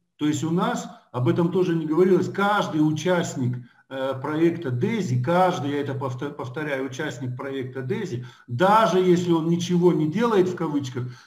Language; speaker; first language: Russian; native; Russian